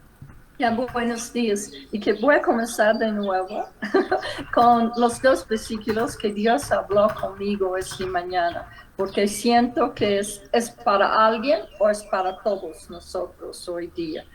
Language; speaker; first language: Spanish; non-native, fluent; English